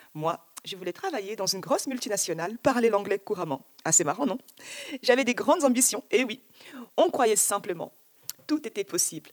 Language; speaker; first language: French; early bilingual, other home language; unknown